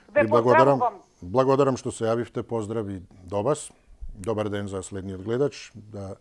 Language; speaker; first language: Macedonian; native; Macedonian